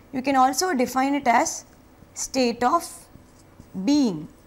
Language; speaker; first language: English; non-native, local second language; Tamil